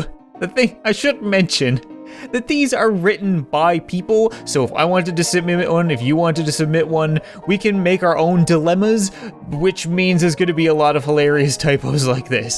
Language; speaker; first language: English; native; English